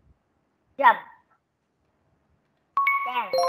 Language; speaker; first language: English; non-native, learner; Korean